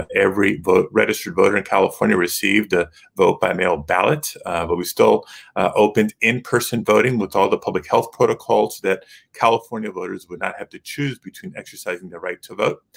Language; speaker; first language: English; early bilingual, other home language; Spanish